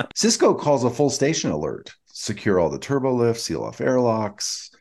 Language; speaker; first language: English; native; English